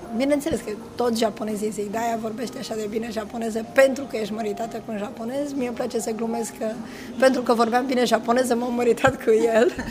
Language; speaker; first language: Romanian; native; Romanian